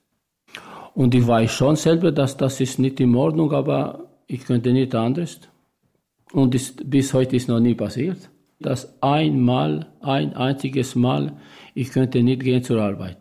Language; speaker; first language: German; non-native, learner; Albanian